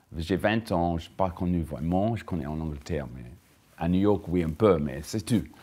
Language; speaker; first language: French; non-native, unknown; English